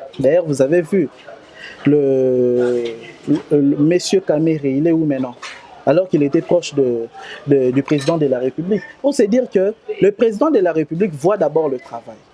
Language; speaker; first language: French; non-native, local second language; Lingala